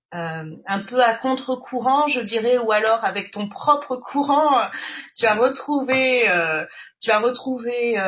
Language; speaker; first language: French; native; French